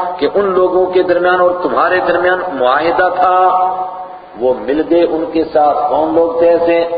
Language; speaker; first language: Urdu; non-native, local second language; Punjabi